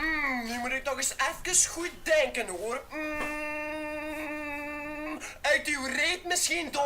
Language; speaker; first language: Dutch; native; Dutch